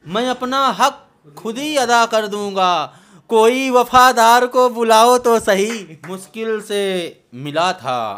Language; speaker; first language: Hindi; native; Hindi